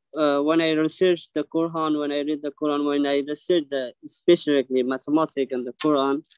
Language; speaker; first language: English; non-native, learner; Persian